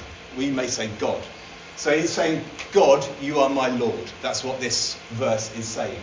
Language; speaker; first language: English; native; English